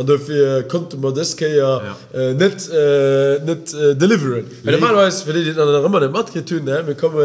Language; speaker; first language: German; native; German